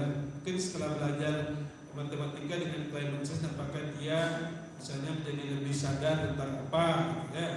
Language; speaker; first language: Indonesian; native; Indonesian